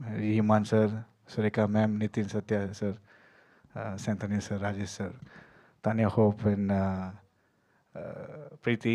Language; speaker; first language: Telugu; early bilingual, heritage; Telugu